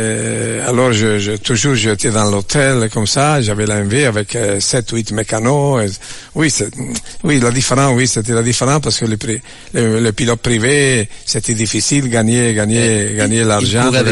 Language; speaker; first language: French; non-native, learner; Italian